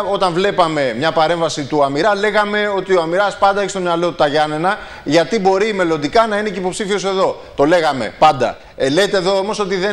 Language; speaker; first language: Greek; native; Greek